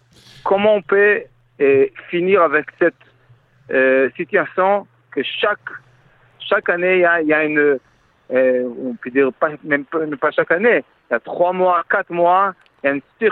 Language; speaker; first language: French; non-native, fluent; Hebrew